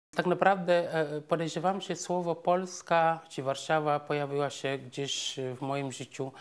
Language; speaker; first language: Polish; non-native, fluent; Serer